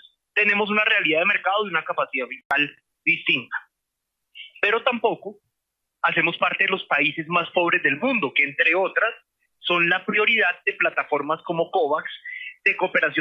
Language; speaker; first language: Spanish; native; Spanish